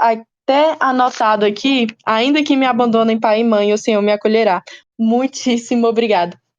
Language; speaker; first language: Portuguese; native; Portuguese